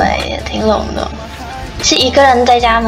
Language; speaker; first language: Chinese; non-native, fluent; Vietnamese